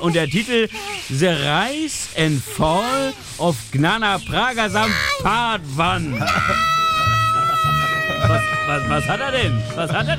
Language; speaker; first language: German; native; German